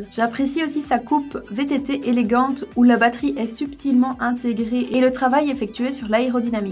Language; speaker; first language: French; native; French